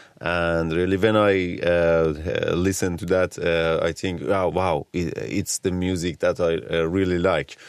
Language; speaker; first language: English; non-native, learner; Persian